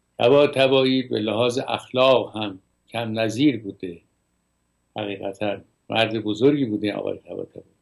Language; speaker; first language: Persian; native; Persian